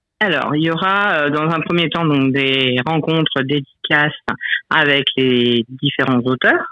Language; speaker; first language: French; native; French